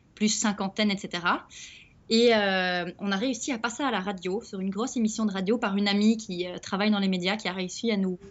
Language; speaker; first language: French; native; French